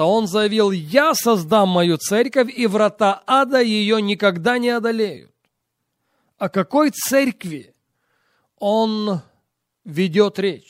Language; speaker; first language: Russian; native; Russian